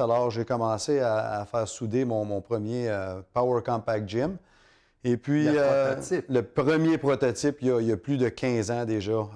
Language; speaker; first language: French; native; French